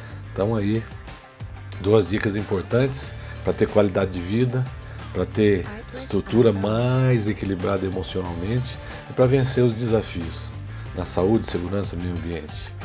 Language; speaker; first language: Portuguese; native; Portuguese